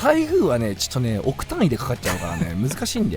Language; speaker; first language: Japanese; native; Japanese